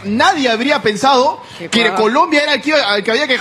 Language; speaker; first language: Spanish; native; Spanish